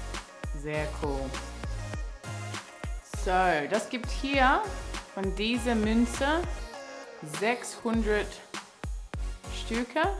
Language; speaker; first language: German; non-native, learner; English